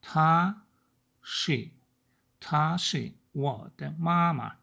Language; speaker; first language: Chinese; non-native, learner; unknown